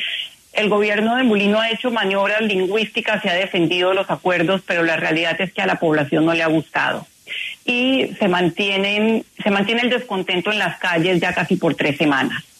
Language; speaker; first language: Spanish; native; Spanish